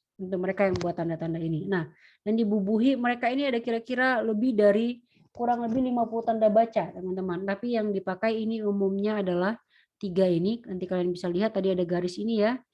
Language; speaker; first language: Indonesian; native; Indonesian